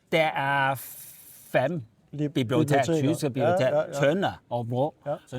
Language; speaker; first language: Danish; non-native, learner; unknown